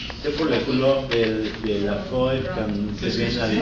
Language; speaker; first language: French; non-native, learner; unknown